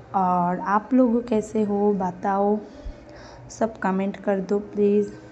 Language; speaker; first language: Hindi; non-native, local second language; Bangla